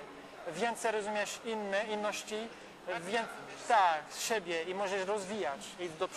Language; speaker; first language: Polish; non-native, learner; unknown